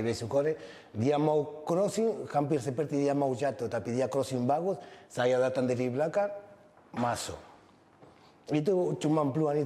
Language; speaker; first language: Indonesian; non-native, fluent; Spanish